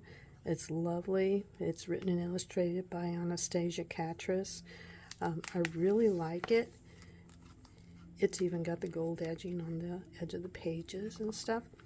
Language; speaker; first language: English; native; English